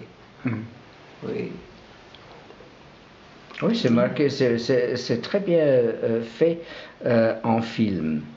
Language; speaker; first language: French; non-native, local second language; German